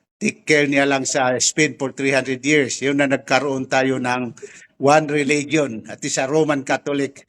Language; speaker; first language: Filipino; non-native, local second language; Tausug